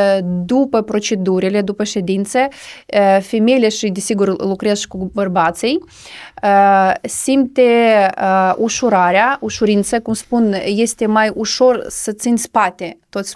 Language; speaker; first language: Romanian; non-native, local second language; Russian